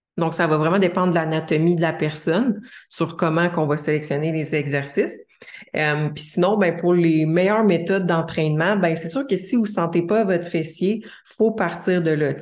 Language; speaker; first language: French; native; French